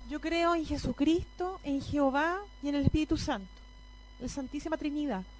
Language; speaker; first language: Spanish; native; Spanish